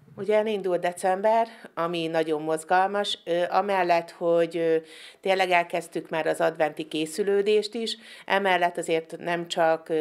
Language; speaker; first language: Hungarian; native; Hungarian